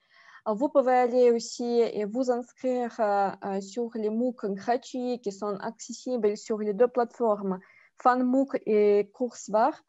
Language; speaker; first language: French; non-native, fluent; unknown